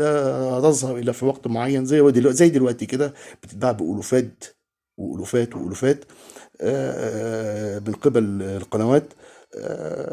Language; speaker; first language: Arabic; native; Arabic